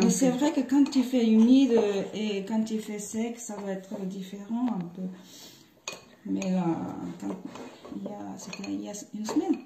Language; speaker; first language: French; non-native, fluent; Japanese